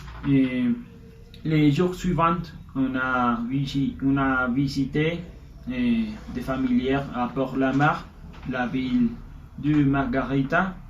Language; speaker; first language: French; non-native, learner; Spanish